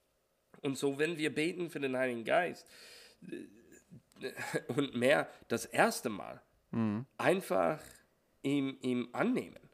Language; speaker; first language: German; non-native, learner; English